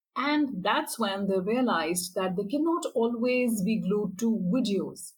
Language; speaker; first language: English; non-native, local second language; Hindi